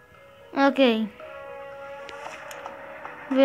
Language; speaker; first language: Spanish; early bilingual, heritage; Spanish